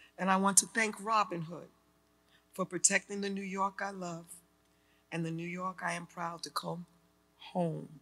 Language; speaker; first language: English; native; English